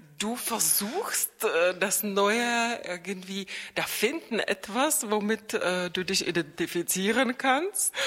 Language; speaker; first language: German; non-native, fluent; Czech